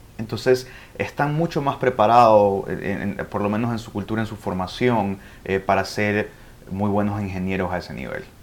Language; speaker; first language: Spanish; early bilingual, heritage; Spanish